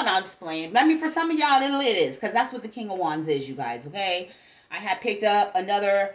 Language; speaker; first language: English; native; English